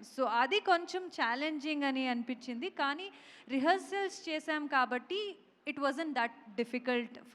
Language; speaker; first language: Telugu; non-native, local second language; Kannada